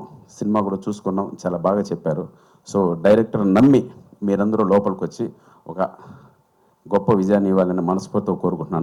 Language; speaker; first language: Telugu; native; Telugu